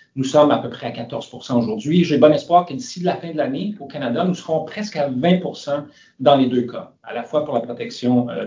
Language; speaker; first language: French; native; French